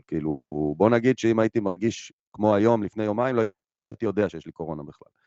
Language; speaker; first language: Hebrew; native; Hebrew